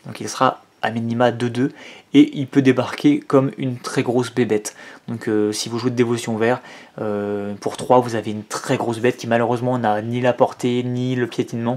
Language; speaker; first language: French; native; French